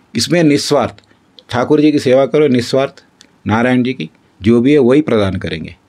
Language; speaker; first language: Hindi; non-native, local second language; Kannada